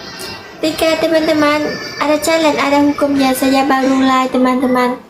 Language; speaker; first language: Indonesian; non-native, learner; Vietnamese